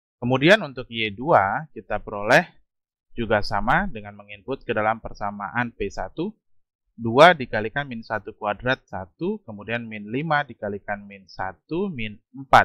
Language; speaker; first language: Indonesian; native; Indonesian